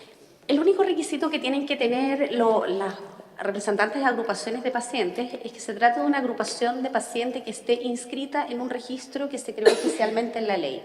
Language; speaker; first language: Spanish; native; Spanish